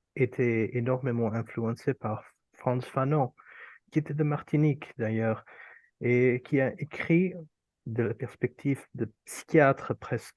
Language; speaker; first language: French; non-native, fluent; Urdu